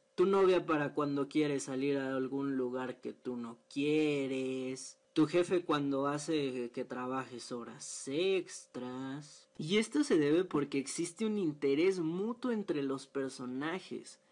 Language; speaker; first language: Spanish; native; Spanish